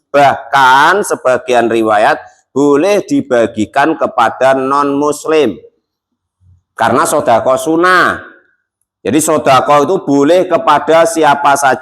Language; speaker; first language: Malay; non-native, local second language; Javanese